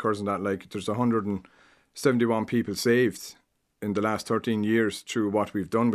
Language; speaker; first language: English; native; English